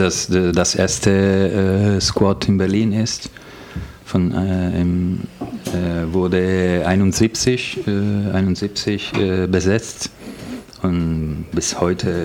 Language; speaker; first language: German; non-native, fluent; Italian